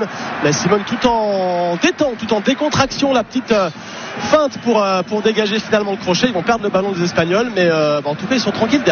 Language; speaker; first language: French; native; French